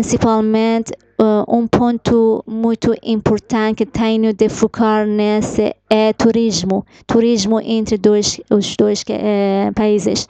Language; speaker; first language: Portuguese; non-native, fluent; Persian